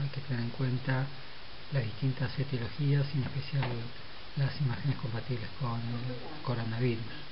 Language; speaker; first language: Spanish; native; Spanish